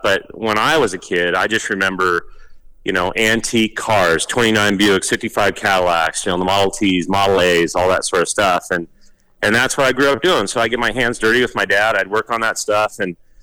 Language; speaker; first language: English; native; English